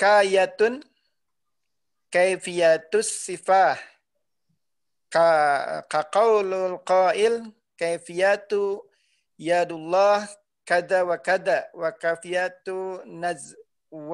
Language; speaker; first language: Arabic; non-native, learner; Indonesian